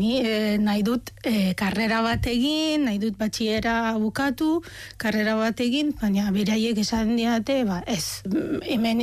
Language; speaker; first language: Basque; non-native, fluent; Arabic